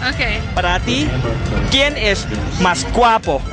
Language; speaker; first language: Spanish; non-native, learner; Thai